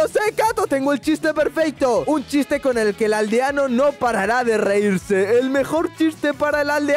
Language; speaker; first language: Spanish; native; Spanish